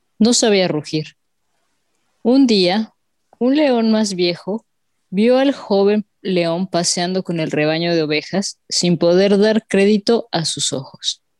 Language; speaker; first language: Spanish; native; Spanish